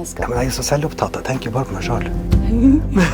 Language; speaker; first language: Norwegian; native; Norwegian